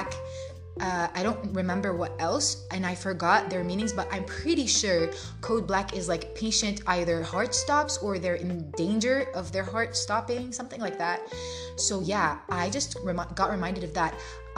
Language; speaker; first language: English; non-native, fluent; Arabic